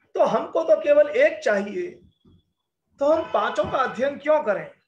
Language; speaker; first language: Hindi; native; Hindi